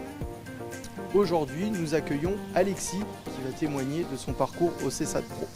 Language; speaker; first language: French; native; French